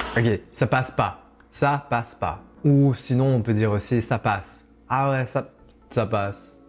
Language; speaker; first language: French; non-native, fluent; English